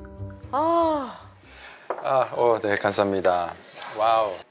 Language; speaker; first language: Korean; non-native, learner; Finnish